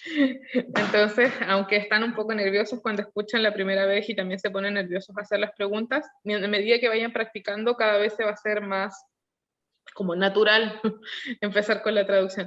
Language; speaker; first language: Spanish; non-native, learner; Korean